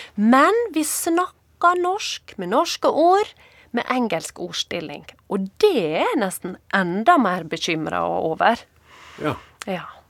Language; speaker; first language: Norwegian; native; Norwegian